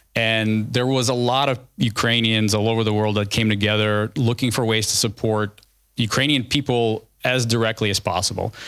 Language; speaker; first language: English; early bilingual, other home language; Ukrainian